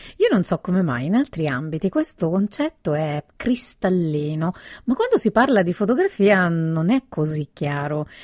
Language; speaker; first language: Italian; native; Italian